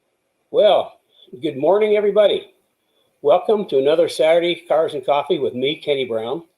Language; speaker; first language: English; native; English